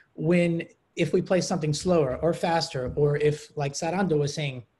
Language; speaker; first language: English; early bilingual, other home language; Greek